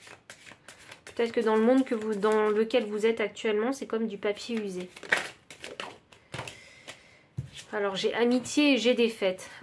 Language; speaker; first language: French; native; French